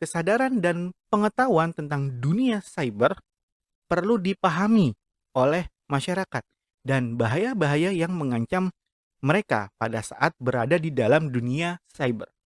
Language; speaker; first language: Indonesian; native; Indonesian